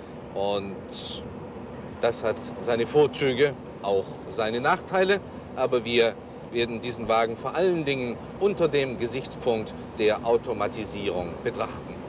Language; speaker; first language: German; native; German